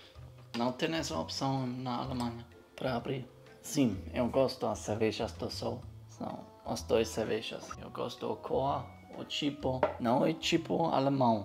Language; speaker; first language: Portuguese; non-native, learner; German